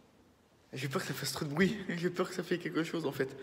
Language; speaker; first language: French; native; French